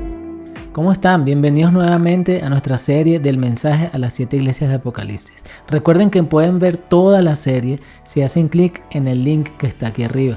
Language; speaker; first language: Spanish; native; Spanish